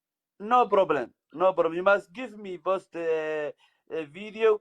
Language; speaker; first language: English; non-native, learner; Somali